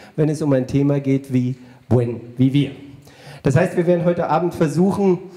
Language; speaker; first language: German; native; German